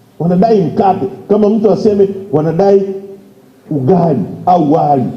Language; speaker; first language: Swahili; native; Swahili